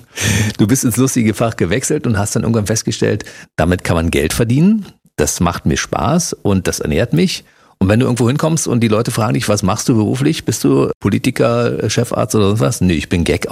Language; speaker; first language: German; native; German